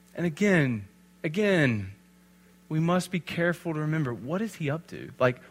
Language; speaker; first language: English; native; English